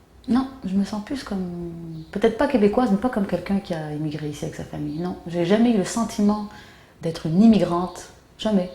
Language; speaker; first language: French; early bilingual, other home language; Arabic